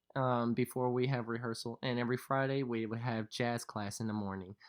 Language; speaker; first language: English; native; English